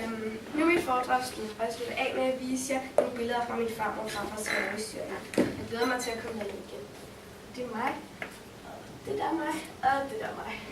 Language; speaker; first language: Danish; early bilingual, heritage; Danish